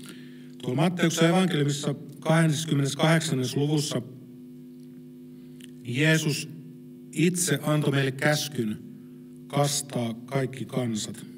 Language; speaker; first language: Finnish; native; Finnish